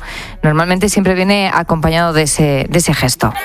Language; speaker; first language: Spanish; native; Spanish